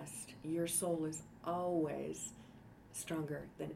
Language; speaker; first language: English; native; English